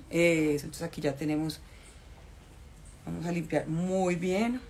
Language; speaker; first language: Spanish; native; Spanish